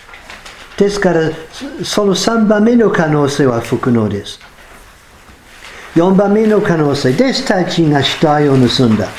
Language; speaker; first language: Japanese; non-native, fluent; English